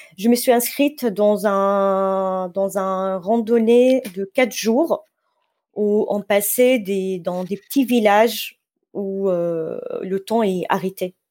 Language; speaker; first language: French; non-native, fluent; Arabic